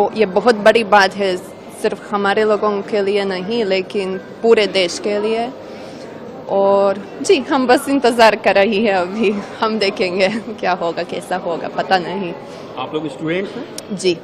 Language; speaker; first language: Hindi; non-native, fluent; Croatian